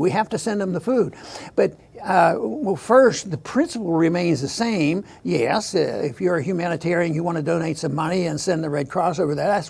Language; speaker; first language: English; native; English